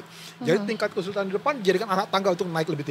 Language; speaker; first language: Indonesian; native; Indonesian